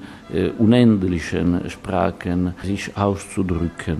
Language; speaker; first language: German; non-native, fluent; Italian